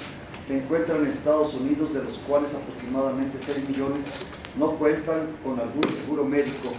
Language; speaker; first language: Spanish; native; Spanish